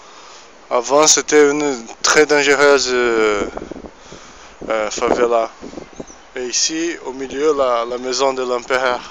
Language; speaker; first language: French; non-native, fluent; Portuguese